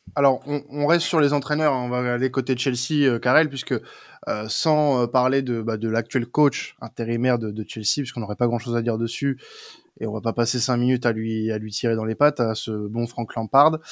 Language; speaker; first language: French; native; French